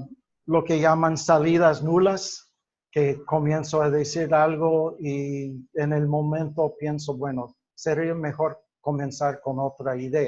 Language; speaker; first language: Spanish; non-native, fluent; English